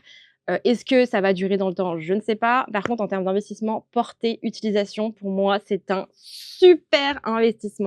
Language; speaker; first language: French; native; French